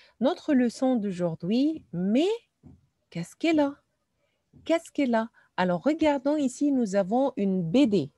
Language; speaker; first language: French; non-native, fluent; Arabic